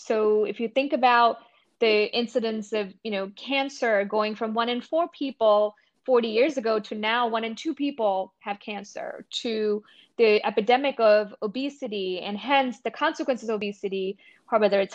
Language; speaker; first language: English; non-native, local second language; Gujarati